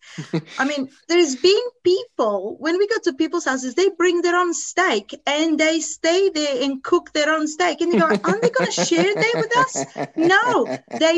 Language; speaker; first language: English; non-native, fluent; Italian